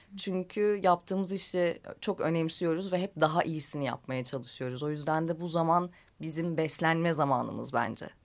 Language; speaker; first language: Turkish; native; Turkish